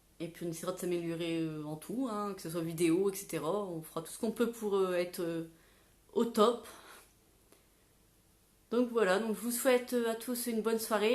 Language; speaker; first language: French; native; French